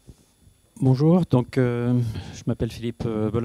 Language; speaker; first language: French; native; French